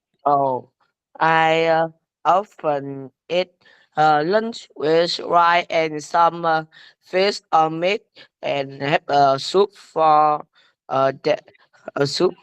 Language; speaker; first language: English; non-native, learner; Vietnamese